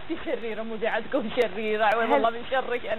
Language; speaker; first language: Arabic; native; Arabic